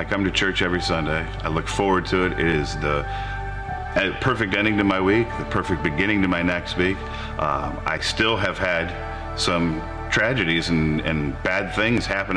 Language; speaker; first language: English; native; English